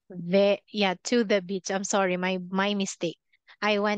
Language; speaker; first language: English; non-native, fluent; Filipino